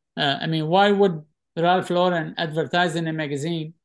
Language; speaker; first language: English; non-native, fluent; Arabic